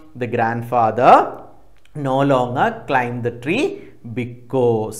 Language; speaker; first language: English; non-native, local second language; Malayalam